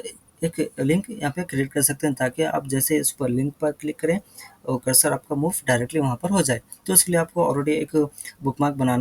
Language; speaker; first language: Hindi; native; Hindi